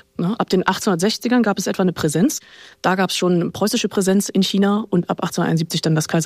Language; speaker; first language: German; native; German